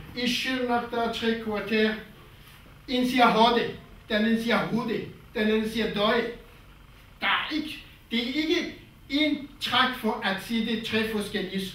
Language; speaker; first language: Danish; non-native, fluent; Kurdish